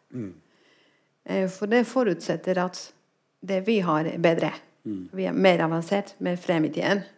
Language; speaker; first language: Norwegian; non-native, fluent; Spanish